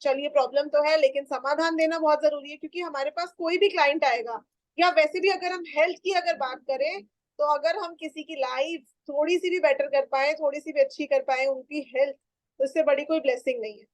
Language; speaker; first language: Hindi; native; Hindi